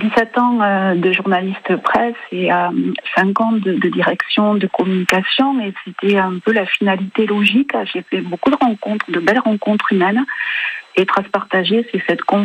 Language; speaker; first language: French; native; French